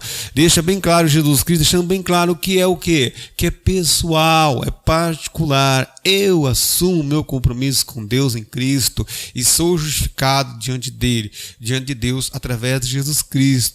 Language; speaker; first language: Portuguese; native; Portuguese